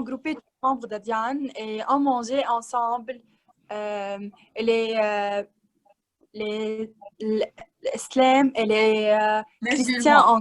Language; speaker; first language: French; non-native, learner; Arabic